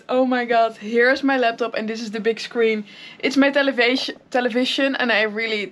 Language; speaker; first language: English; non-native, fluent; Dutch